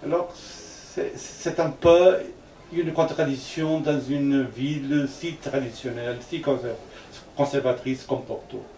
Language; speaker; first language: French; non-native, fluent; Portuguese